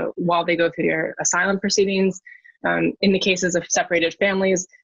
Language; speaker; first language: English; native; English